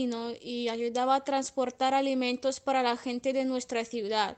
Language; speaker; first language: Spanish; non-native, fluent; Russian